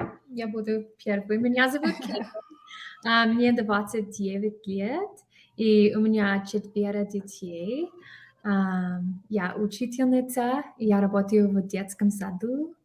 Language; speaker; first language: Russian; non-native, learner; English